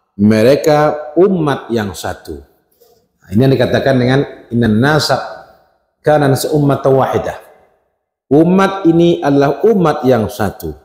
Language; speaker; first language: Malay; non-native, local second language; Minangkabau